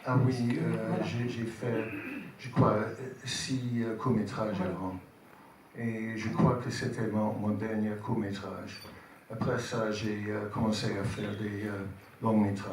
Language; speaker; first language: French; non-native, learner; English